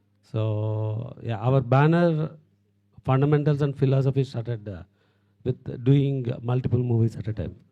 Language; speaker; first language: English; non-native, local second language; Telugu